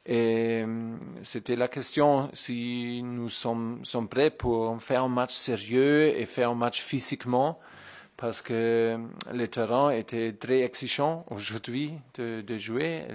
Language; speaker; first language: French; non-native, fluent; German